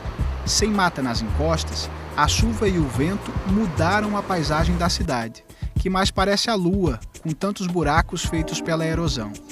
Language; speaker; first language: Portuguese; native; Portuguese